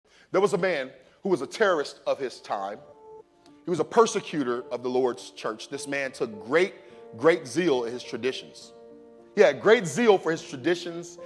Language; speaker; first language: English; native; English